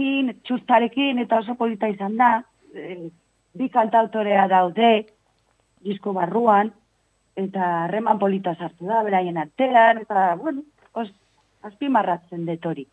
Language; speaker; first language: Basque; non-native, local second language; Spanish